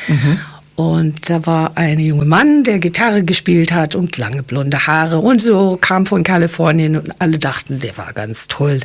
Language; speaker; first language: German; non-native, fluent; English